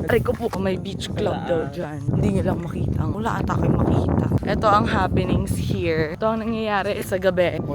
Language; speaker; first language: Filipino; native; Filipino